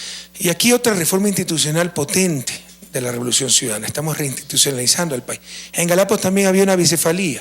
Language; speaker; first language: Spanish; native; Spanish